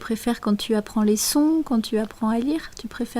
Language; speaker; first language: French; native; French